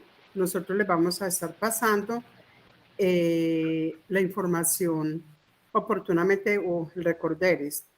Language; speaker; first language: Spanish; native; Spanish